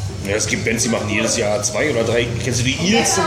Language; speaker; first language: German; native; German